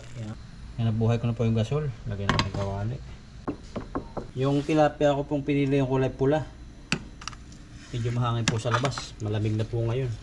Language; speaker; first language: Filipino; native; Filipino